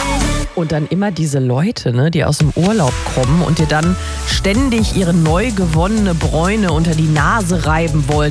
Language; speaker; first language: German; native; German